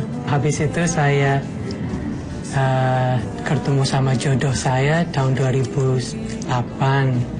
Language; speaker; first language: Indonesian; non-native, fluent; English